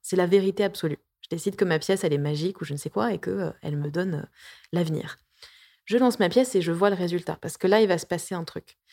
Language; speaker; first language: French; native; French